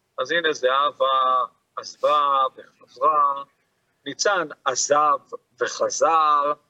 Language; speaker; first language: Hebrew; native; Hebrew